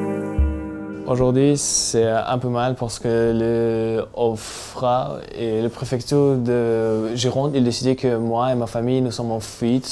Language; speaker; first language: French; non-native, learner; Tajik